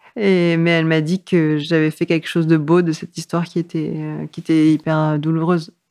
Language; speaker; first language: French; native; French